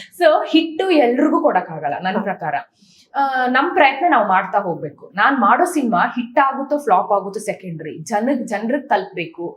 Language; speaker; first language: Kannada; non-native, local second language; Kodava